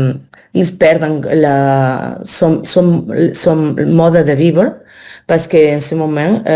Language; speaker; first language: French; non-native, learner; Spanish